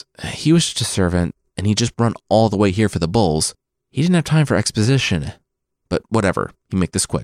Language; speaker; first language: English; native; English